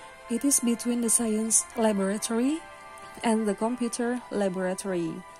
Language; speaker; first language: English; non-native, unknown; Indonesian